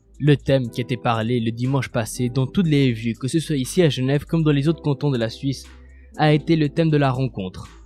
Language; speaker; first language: French; non-native, fluent; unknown